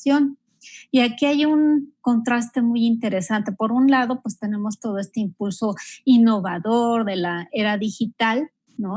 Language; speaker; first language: Spanish; native; Spanish